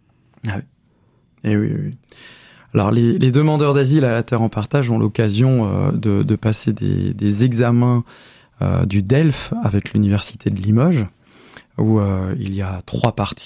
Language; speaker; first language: French; native; French